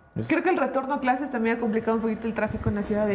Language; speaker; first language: Spanish; native; Spanish